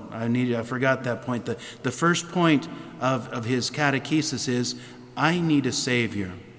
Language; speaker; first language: English; native; English